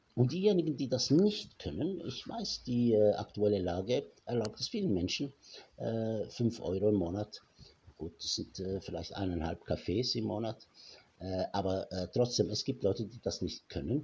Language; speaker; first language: German; non-native, fluent; Arabic